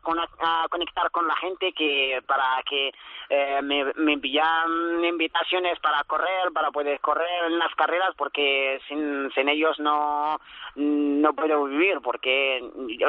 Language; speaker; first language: Spanish; early bilingual, other home language; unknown